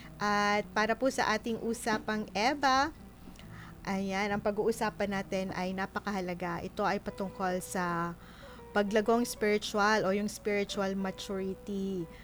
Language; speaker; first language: Filipino; non-native, local second language; Bikol